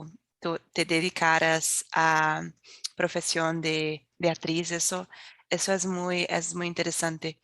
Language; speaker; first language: Spanish; non-native, fluent; Portuguese